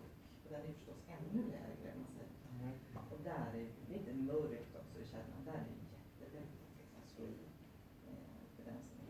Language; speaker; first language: Swedish; native; Swedish